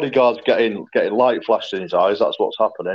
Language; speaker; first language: English; native; English